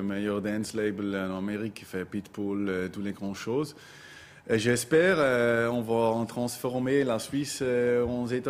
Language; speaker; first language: French; non-native, local second language; German